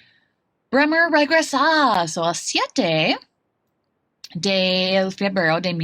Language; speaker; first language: Spanish; non-native, fluent; English